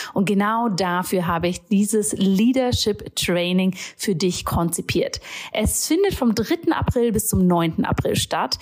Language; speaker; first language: German; native; German